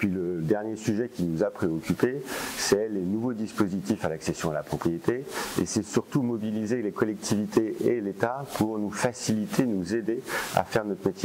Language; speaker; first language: French; native; French